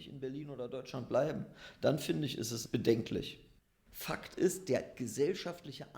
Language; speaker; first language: German; native; German